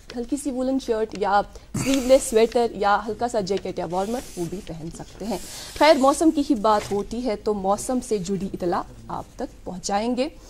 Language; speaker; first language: Hindi; non-native, local second language; Kashmiri